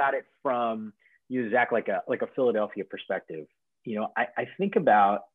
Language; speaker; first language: English; native; English